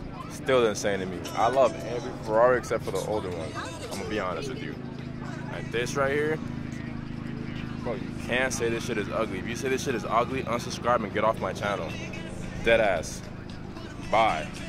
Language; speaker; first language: English; native; English